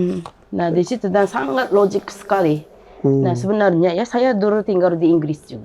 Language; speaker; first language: Indonesian; non-native, learner; Japanese